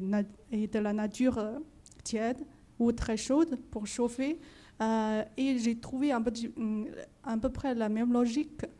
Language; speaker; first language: French; non-native, fluent; Chinese